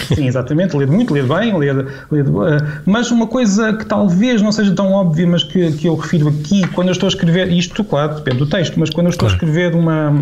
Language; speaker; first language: Portuguese; native; Portuguese